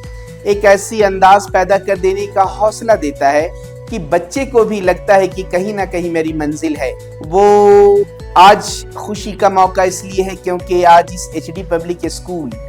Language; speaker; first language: Hindi; native; Hindi